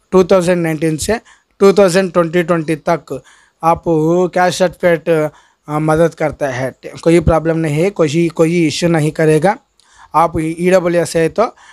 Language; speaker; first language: Hindi; non-native, local second language; Telugu